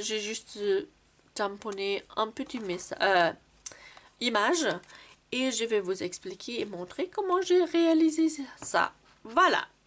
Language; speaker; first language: French; non-native, fluent; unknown